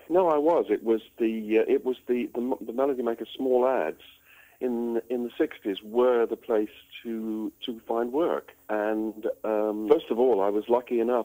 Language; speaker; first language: English; native; English